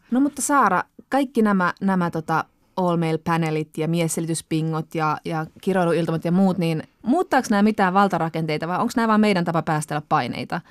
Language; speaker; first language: Finnish; native; Finnish